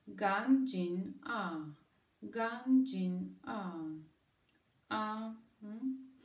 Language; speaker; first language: Chinese; non-native, learner; Bulgarian